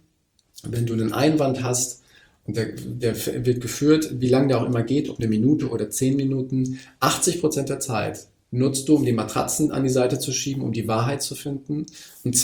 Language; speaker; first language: German; native; German